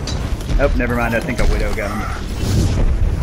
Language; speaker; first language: English; native; English